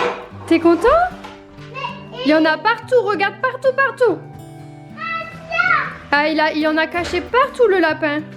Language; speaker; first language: French; native; French